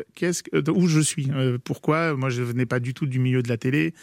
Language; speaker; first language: French; native; French